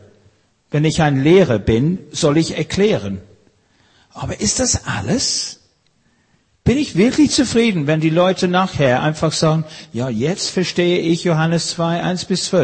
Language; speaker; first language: German; non-native, fluent; English